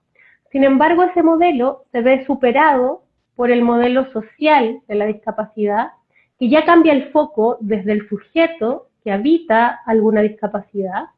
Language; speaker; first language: Spanish; native; Spanish